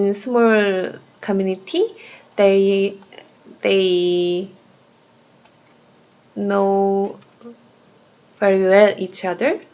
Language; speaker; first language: English; non-native, learner; Korean